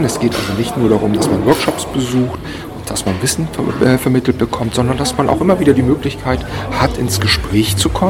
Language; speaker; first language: German; native; German